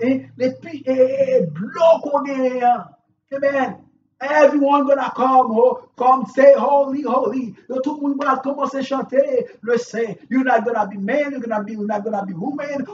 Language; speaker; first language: English; non-native, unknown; Haitian Creole